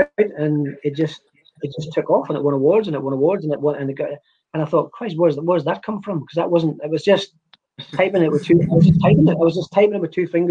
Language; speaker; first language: English; native; English